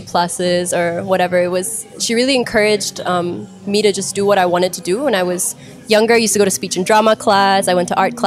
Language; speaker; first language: English; native; English